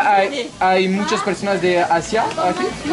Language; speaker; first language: Spanish; non-native, learner; French